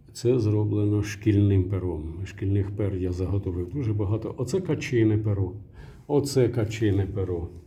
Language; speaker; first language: Ukrainian; native; Ukrainian